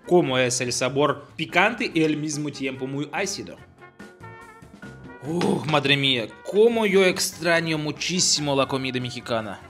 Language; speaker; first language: Spanish; non-native, fluent; Russian